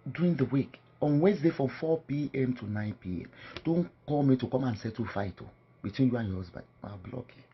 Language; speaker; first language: English; non-native, local second language; Yoruba